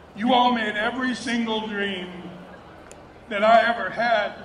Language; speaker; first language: English; native; English